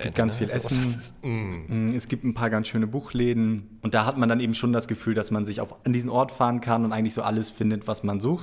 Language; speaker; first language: German; native; German